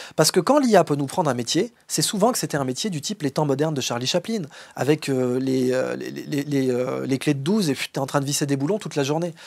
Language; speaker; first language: French; native; French